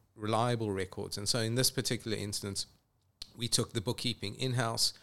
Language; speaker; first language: English; native; English